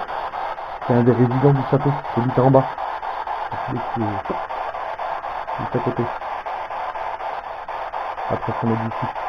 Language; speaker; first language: French; native; French